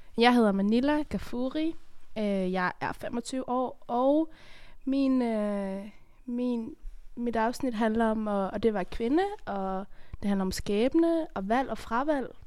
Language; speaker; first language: Danish; early bilingual, other home language; Persian